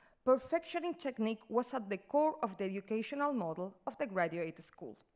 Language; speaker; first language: English; non-native, fluent; Spanish